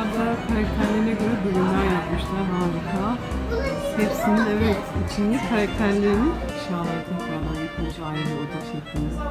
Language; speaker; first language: Turkish; native; Turkish